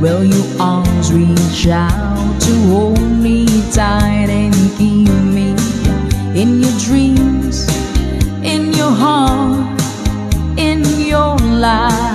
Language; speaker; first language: English; non-native, local second language; Filipino